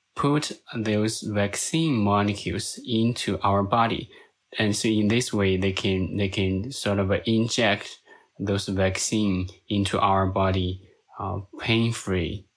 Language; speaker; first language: English; non-native, fluent; Chinese